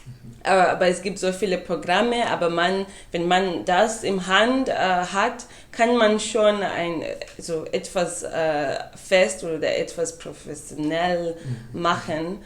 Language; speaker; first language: German; non-native, fluent; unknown